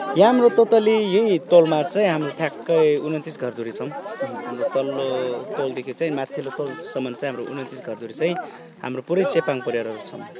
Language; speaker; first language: Nepali; non-native, local second language; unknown